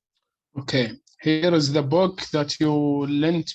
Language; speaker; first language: English; non-native, learner; Arabic